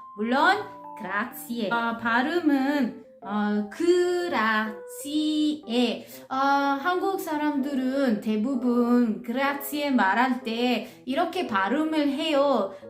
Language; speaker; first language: Korean; non-native, learner; Italian